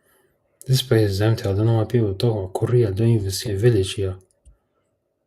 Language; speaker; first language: English; early bilingual, heritage; Arabic